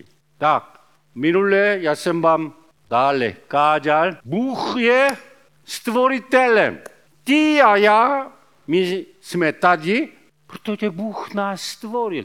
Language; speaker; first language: Czech; non-native, learner; Korean